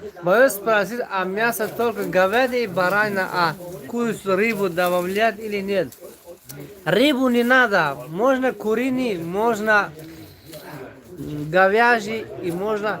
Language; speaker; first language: Russian; non-native, local second language; Tajik